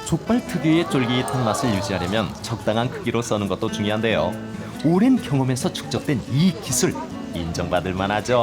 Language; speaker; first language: Korean; native; Korean